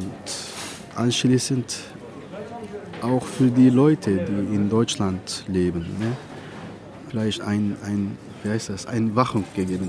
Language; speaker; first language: German; non-native, fluent; Turkish